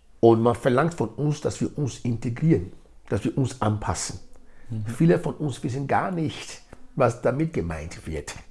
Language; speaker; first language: German; non-native, fluent; Bini